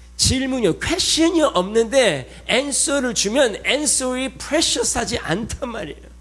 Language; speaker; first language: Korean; early bilingual, heritage; Korean